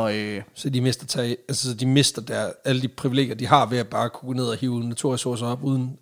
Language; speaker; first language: Danish; native; Danish